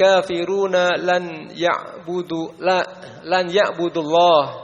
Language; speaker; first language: Arabic; non-native, learner; Indonesian